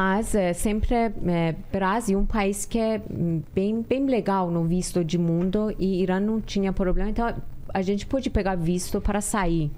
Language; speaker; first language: Portuguese; non-native, learner; Persian